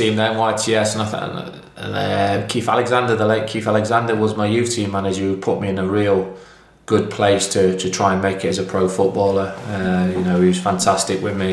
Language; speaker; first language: English; native; English